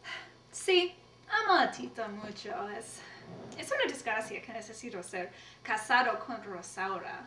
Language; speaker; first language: Spanish; non-native, learner; English